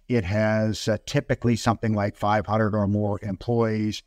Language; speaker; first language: English; native; English